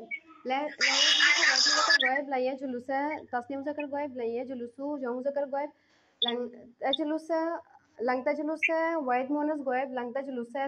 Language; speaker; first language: Arabic; non-native, learner; Bangla